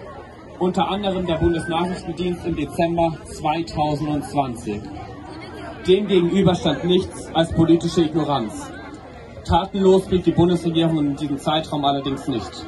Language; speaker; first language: German; native; German